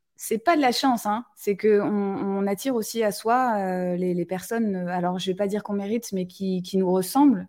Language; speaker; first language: French; native; French